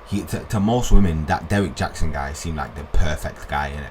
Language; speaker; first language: English; native; English